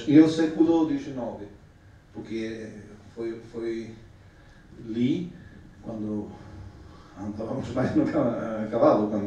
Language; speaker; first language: Portuguese; non-native, fluent; Spanish